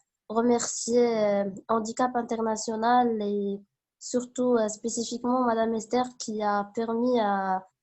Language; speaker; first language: French; non-native, local second language; Arabic